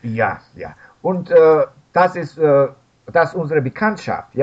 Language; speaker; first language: German; non-native, fluent; Russian